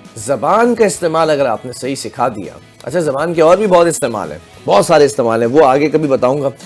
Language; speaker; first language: Urdu; native; Urdu